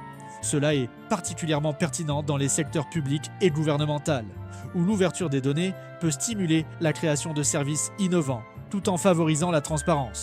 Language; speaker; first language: French; native; French